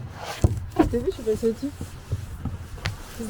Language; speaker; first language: French; native; French